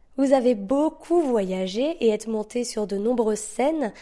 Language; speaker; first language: French; native; French